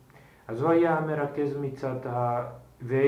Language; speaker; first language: Hebrew; non-native, fluent; Slovak